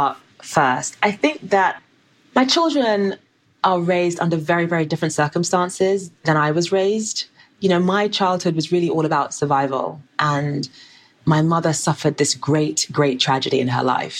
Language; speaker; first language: English; native; English